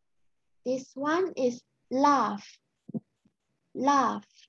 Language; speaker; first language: English; non-native, fluent; Lao